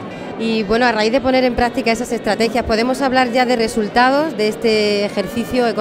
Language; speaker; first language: Spanish; native; Spanish